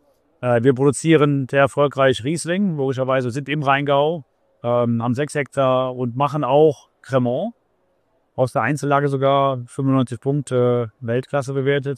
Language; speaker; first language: German; native; German